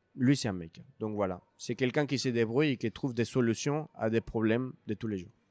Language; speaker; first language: French; non-native, fluent; Spanish